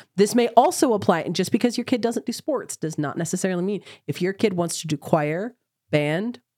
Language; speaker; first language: English; native; English